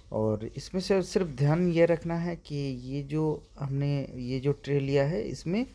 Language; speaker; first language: Hindi; non-native, local second language; Bangla